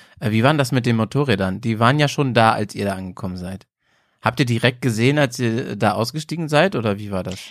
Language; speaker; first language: German; native; German